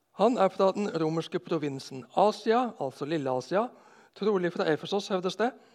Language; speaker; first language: Norwegian; native; Norwegian